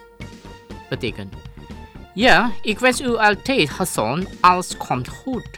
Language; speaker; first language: Dutch; non-native, fluent; Indonesian